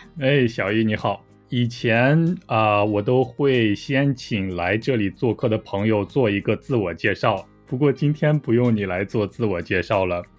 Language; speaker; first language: Chinese; native; Chinese